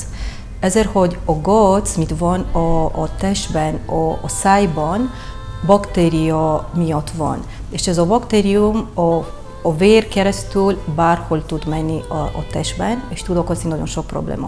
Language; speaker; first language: Hungarian; non-native, learner; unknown